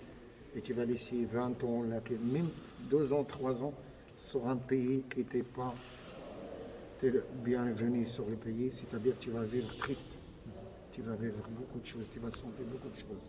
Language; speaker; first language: French; non-native, fluent; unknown